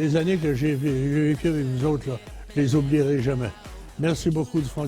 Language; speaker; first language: French; native; French